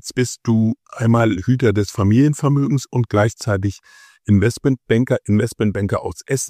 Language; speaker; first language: German; native; German